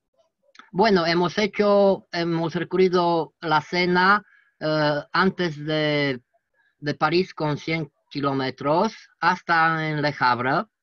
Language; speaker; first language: Spanish; non-native, learner; French